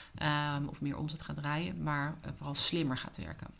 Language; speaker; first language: Dutch; native; Dutch